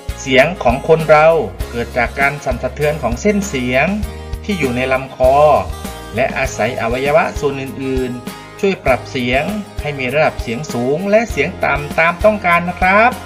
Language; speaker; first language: Thai; native; Thai